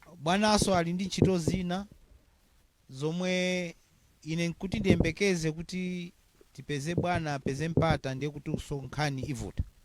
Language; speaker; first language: Nyanja; non-native, local second language; Tumbuka